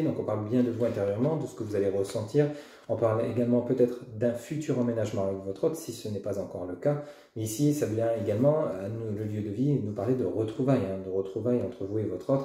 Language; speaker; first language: French; native; French